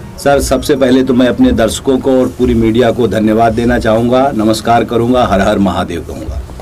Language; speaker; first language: Hindi; native; Hindi